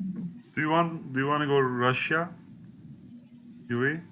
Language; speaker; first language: English; non-native, learner; Turkish